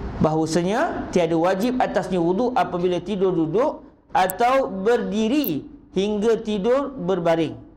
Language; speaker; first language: Malay; native; Malay